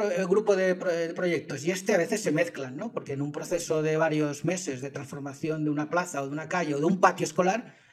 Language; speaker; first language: Spanish; native; Spanish